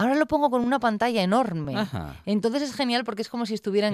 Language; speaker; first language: Spanish; native; Spanish